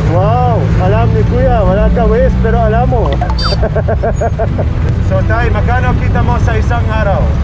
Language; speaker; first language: Filipino; non-native, learner; Arabic